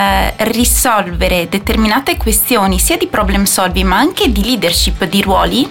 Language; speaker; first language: Italian; native; Italian